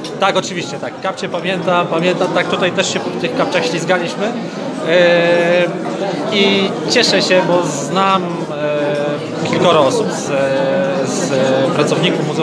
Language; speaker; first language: Polish; native; Polish